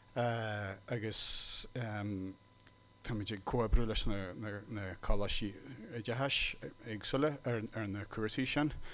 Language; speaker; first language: Irish; native; Irish